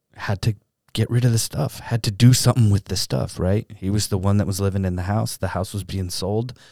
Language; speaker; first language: English; native; English